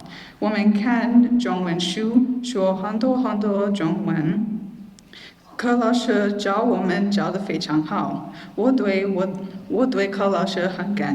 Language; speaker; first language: Chinese; non-native, learner; English